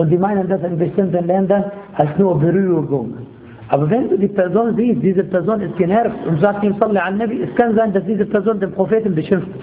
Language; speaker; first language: German; non-native, fluent; Arabic